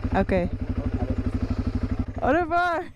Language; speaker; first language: French; non-native, learner; Dutch